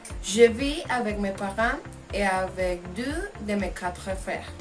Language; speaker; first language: French; non-native, learner; Spanish